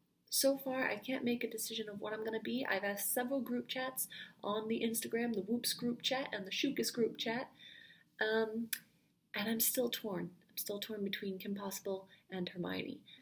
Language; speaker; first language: English; native; English